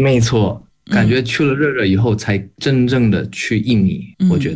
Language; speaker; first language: Chinese; non-native, fluent; Indonesian